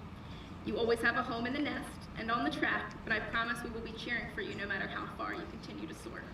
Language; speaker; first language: English; native; English